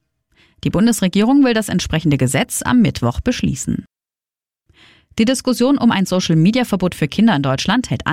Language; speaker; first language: German; native; German